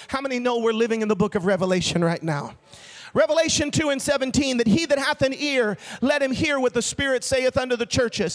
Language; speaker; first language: English; native; English